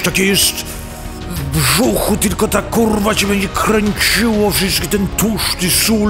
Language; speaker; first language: Polish; early bilingual, heritage; Polish